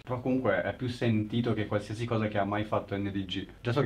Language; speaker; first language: Italian; native; Italian